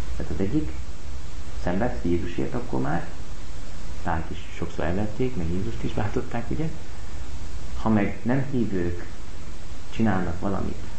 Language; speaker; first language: Hungarian; native; Hungarian